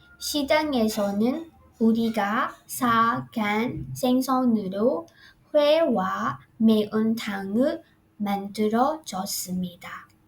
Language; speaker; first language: Korean; non-native, fluent; Burmese